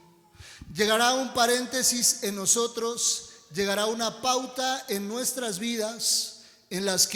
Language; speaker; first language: Spanish; native; Spanish